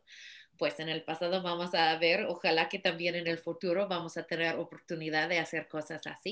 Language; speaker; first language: Spanish; non-native, fluent; English